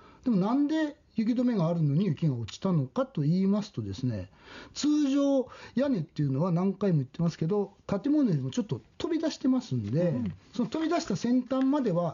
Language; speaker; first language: Japanese; native; Japanese